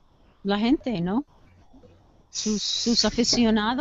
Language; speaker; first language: Spanish; non-native, learner; English